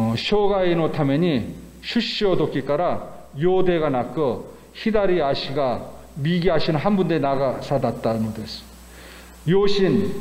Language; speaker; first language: Japanese; non-native, fluent; Korean